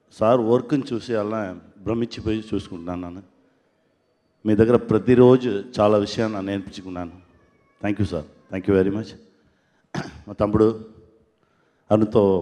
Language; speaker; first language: Telugu; non-native, learner; Tamil